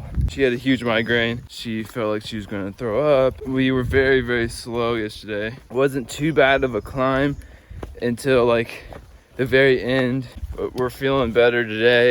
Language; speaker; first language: English; native; English